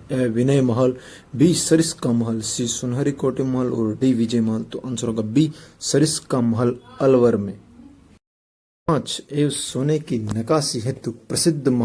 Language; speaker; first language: Hindi; native; Hindi